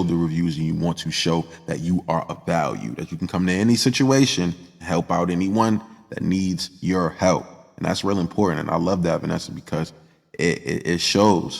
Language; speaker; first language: English; native; English